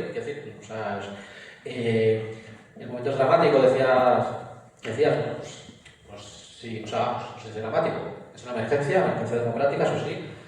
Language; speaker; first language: Spanish; native; Spanish